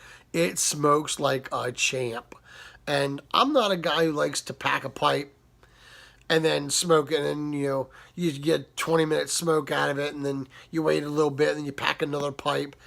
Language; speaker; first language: English; native; English